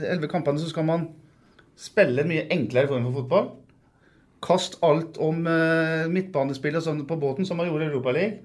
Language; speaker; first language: Norwegian; native; Norwegian